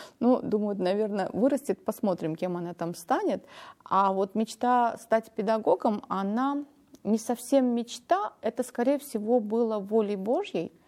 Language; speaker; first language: Russian; non-native, local second language; Armenian